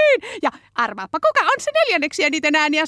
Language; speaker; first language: Finnish; native; Finnish